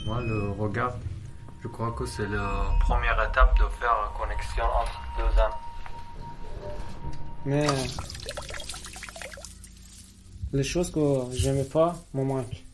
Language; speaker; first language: French; non-native, learner; Persian